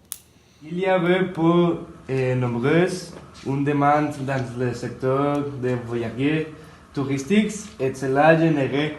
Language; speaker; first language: French; non-native, learner; Spanish